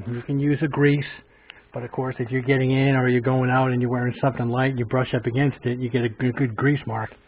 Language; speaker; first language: English; native; English